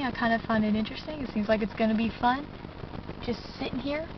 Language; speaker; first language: English; native; English